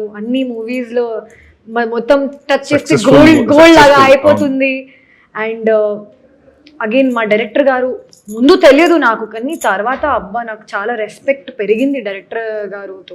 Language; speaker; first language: Telugu; non-native, local second language; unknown